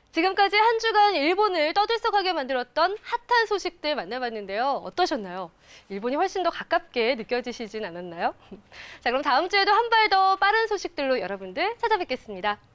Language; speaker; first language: Korean; native; Korean